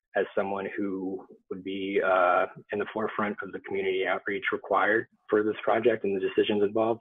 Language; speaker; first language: English; native; English